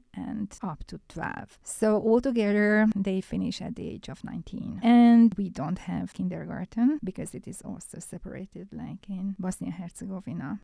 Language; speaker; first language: English; non-native, fluent; Hungarian